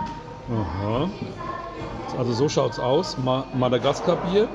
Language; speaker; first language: German; early bilingual, other home language; Turkish